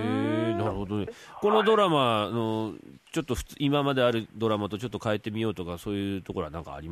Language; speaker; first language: Japanese; native; Japanese